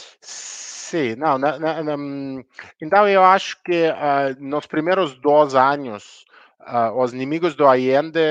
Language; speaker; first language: Portuguese; non-native, learner; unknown